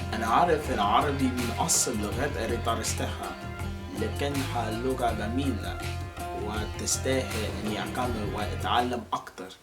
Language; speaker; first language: Arabic; non-native, learner; English